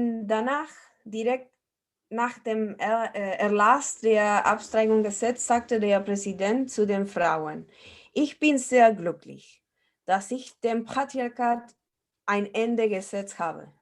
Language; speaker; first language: German; non-native, fluent; Spanish